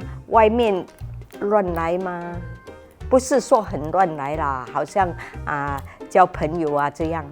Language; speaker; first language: Chinese; native; Chinese